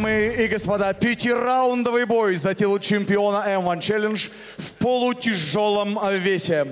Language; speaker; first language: Russian; native; Russian